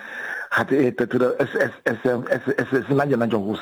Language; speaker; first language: Hungarian; non-native, fluent; Yoruba